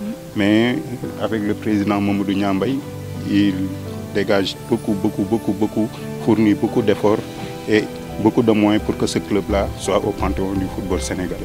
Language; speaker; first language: French; non-native, local second language; Wolof